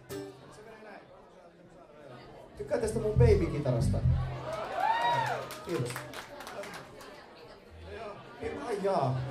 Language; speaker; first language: Finnish; native; Finnish